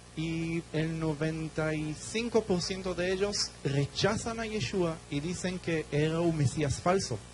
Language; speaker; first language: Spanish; early bilingual, heritage; Hebrew